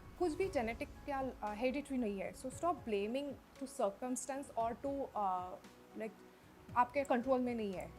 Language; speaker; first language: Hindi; native; Hindi